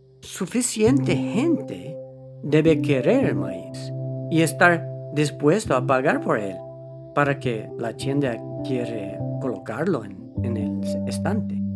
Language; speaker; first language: Spanish; non-native, fluent; English